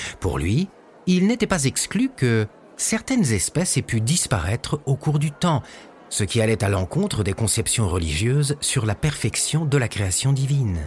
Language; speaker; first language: French; native; French